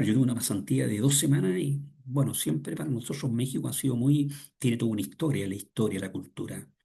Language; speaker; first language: Spanish; native; Spanish